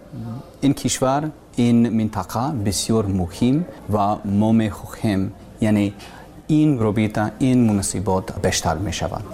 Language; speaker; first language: Persian; non-native, learner; English